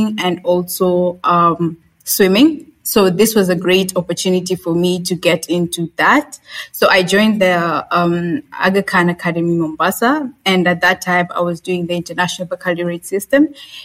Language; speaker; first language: English; non-native, local second language; Swahili